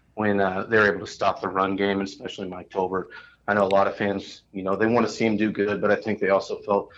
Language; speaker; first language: English; native; English